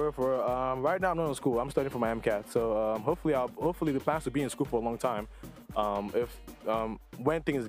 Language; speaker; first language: English; non-native, local second language; Igbo